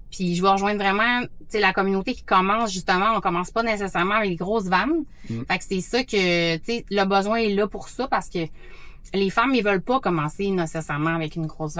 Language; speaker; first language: French; native; French